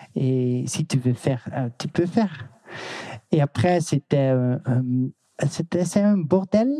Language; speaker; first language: French; non-native, learner; Dutch